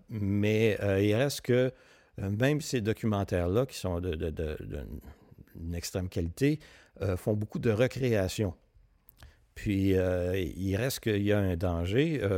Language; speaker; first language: French; native; French